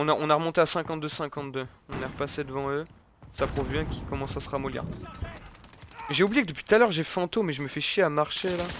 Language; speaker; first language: French; native; French